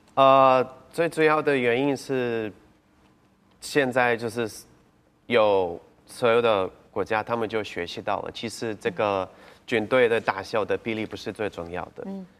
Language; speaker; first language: Chinese; non-native, fluent; Ukrainian